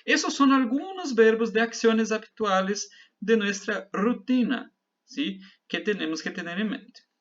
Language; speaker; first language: Spanish; non-native, fluent; Portuguese